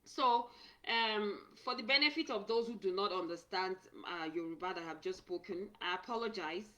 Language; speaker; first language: English; non-native, local second language; Yoruba